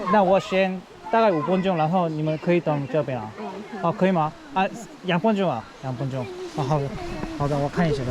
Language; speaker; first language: Chinese; non-native, learner; Korean